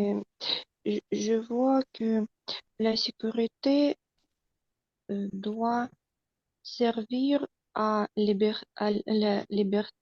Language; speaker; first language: French; non-native, learner; Russian